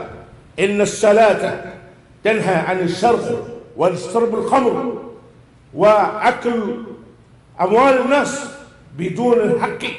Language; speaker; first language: Arabic; non-native, fluent; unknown